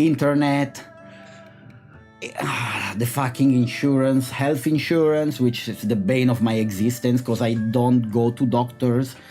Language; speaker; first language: English; non-native, fluent; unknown